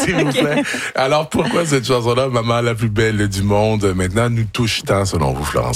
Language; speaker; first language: French; native; French